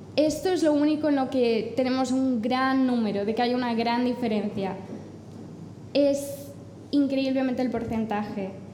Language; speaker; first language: Spanish; non-native, fluent; English